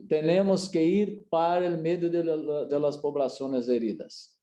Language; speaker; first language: Spanish; non-native, learner; Portuguese